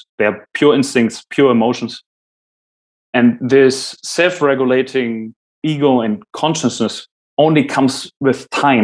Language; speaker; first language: English; non-native, fluent; German